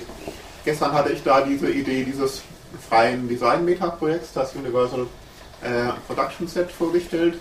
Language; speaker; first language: German; native; German